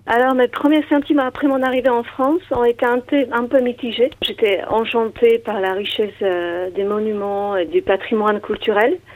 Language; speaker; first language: French; non-native, fluent; Slovak